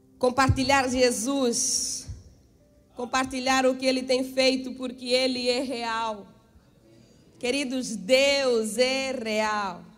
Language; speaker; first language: Portuguese; native; Portuguese